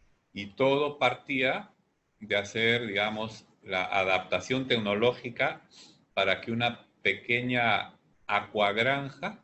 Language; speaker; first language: Spanish; native; Spanish